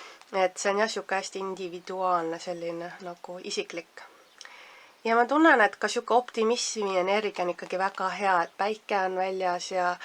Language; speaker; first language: Estonian; native; Estonian